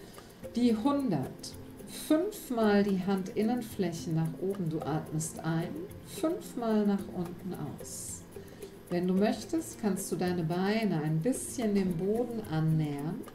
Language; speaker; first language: German; native; German